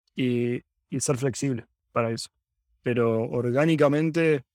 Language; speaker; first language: Spanish; native; Spanish